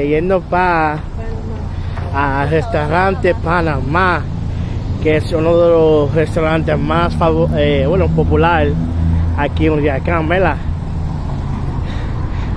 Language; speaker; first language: Spanish; early bilingual, heritage; Spanish